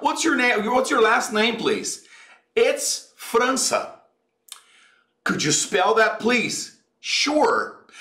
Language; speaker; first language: English; non-native, fluent; Portuguese